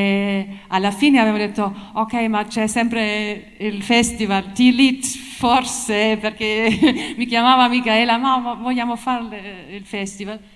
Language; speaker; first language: Italian; non-native, fluent; German